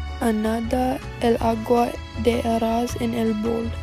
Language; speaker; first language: Spanish; non-native, learner; English